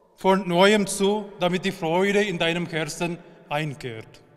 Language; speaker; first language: German; non-native, fluent; Hindi